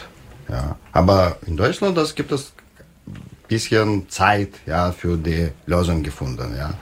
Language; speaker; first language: German; non-native, learner; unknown